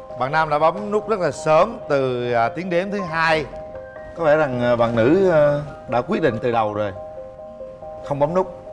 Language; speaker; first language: Vietnamese; native; Vietnamese